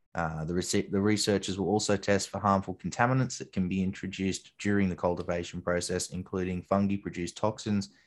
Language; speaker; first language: English; native; English